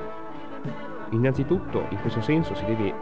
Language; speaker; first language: Italian; native; Italian